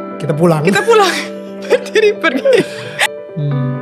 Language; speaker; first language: Indonesian; non-native, fluent; German